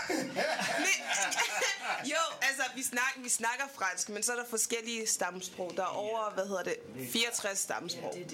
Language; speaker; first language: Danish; early bilingual, other home language; French